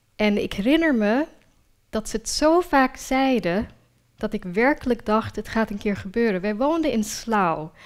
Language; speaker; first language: Dutch; early bilingual, other home language; Urdu